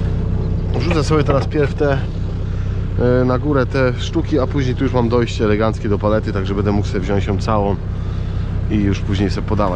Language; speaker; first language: Polish; native; Polish